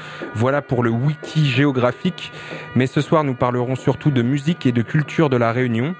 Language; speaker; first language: French; native; French